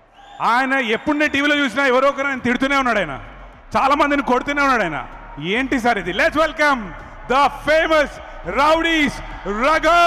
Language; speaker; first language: Telugu; native; Telugu